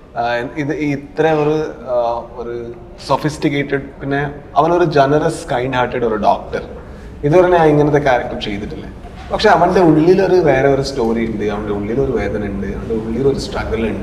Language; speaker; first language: Malayalam; non-native, fluent; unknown